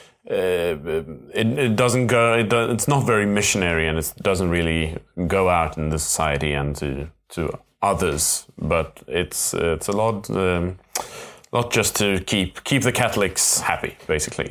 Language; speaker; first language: English; non-native, fluent; Swedish